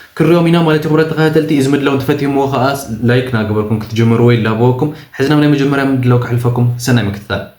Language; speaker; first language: Tigrinya; native; Tigrinya